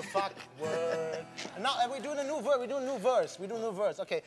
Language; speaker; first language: English; non-native, fluent; German